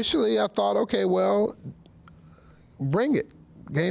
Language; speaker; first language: English; native; English